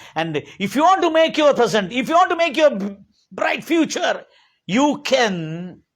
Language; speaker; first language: English; non-native, local second language; Kannada